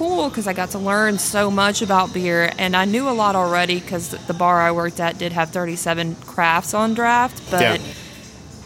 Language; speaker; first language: English; native; English